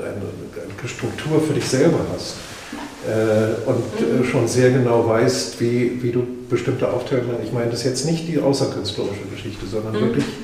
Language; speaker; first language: German; native; German